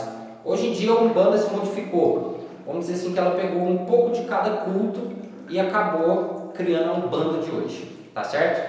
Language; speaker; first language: Portuguese; native; Portuguese